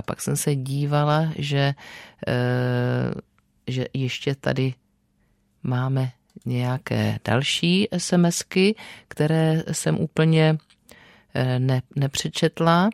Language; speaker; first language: Czech; native; Czech